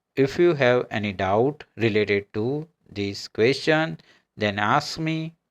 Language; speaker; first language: English; non-native, local second language; Gujarati